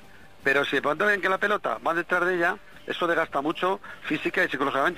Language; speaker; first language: Spanish; native; Spanish